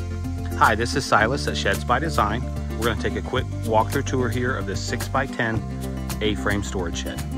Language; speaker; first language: English; native; English